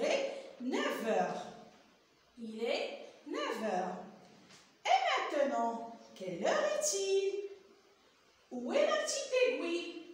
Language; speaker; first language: French; non-native, local second language; Arabic